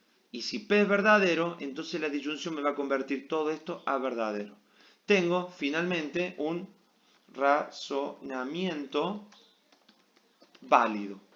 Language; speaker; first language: Spanish; native; Spanish